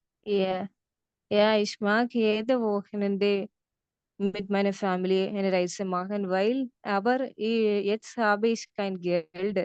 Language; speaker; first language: German; non-native, learner; Malayalam